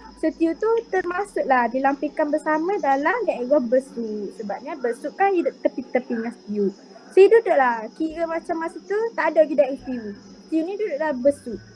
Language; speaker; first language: Malay; native; Malay